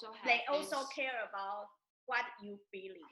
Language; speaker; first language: English; non-native, learner; Chinese